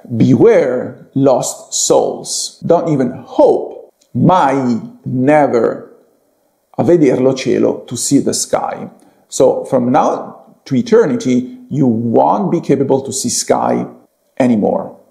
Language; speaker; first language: English; non-native, fluent; Italian